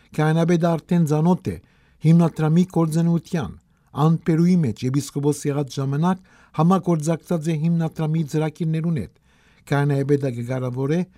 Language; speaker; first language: Armenian; early bilingual, heritage; Armenian